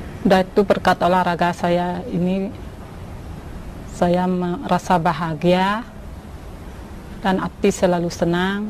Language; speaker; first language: Indonesian; non-native, local second language; Balinese